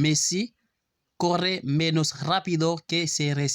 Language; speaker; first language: Spanish; non-native, learner; Haitian Creole